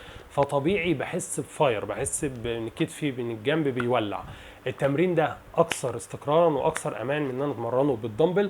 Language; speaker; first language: Arabic; native; Arabic